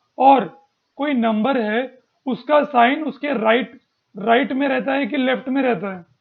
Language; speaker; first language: Hindi; non-native, local second language; Marathi